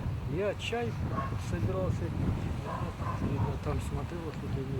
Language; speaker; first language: Russian; native; Russian